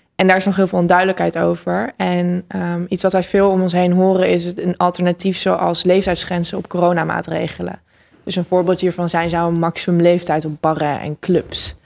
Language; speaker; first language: Dutch; native; Dutch